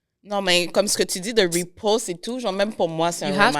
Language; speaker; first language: French; native; French